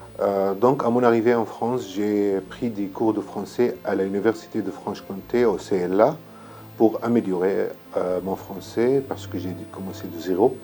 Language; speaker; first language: French; non-native, learner; Arabic